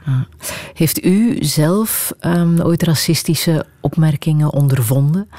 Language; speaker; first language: Dutch; native; Dutch